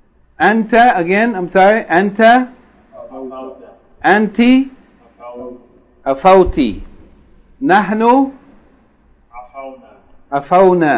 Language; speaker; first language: Arabic; non-native, fluent; English